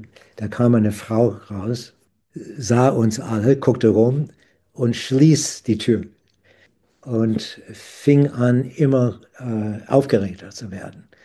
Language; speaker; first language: German; non-native, fluent; English